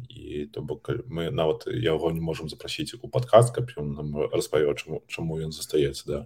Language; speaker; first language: Belarusian; non-native, local second language; Russian